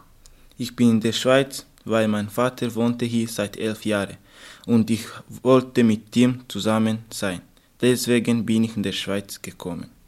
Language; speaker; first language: German; non-native, learner; Kinyarwanda